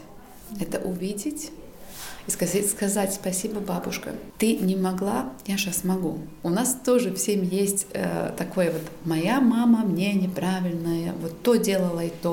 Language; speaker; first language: Russian; non-native, local second language; Latvian